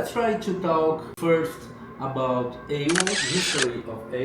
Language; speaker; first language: English; non-native, learner; Portuguese